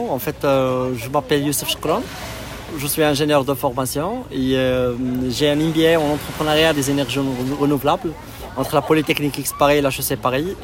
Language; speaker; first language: French; non-native, local second language; Arabic